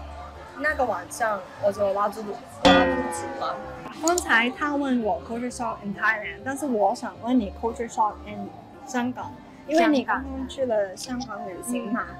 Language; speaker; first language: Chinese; early bilingual, heritage; Cantonese